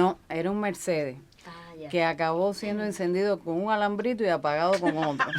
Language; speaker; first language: Spanish; native; Spanish